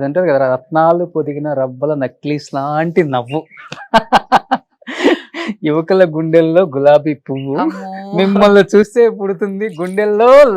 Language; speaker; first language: Telugu; native; Telugu